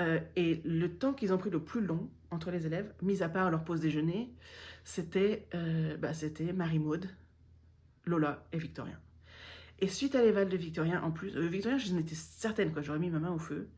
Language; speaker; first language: French; native; French